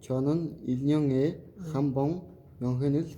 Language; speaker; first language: Korean; non-native, learner; Mongolian